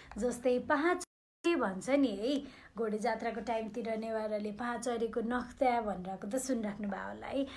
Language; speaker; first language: Nepali; non-native, local second language; Newari